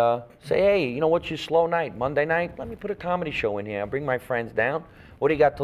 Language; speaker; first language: English; native; English